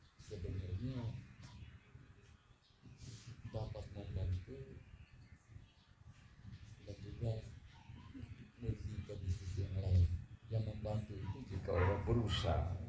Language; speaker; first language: Indonesian; non-native, local second language; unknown